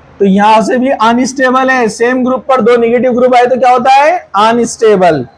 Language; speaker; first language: Hindi; non-native, local second language; Urdu